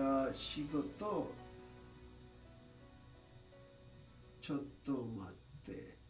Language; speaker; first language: Japanese; non-native, learner; English